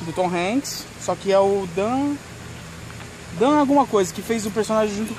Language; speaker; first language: Portuguese; native; Portuguese